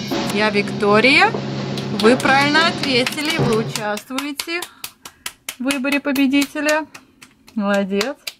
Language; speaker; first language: Russian; native; Russian